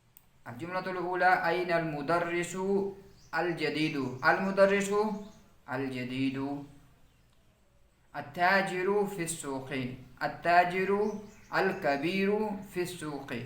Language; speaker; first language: Arabic; non-native, fluent; Urdu